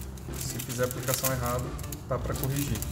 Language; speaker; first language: Portuguese; native; Portuguese